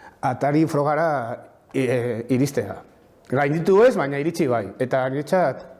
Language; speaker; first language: Basque; non-native, local second language; Spanish